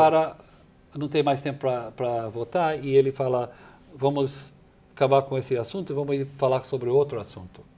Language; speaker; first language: Portuguese; non-native, fluent; English